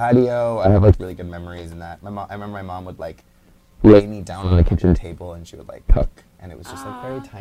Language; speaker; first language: English; early bilingual, other home language; Spanish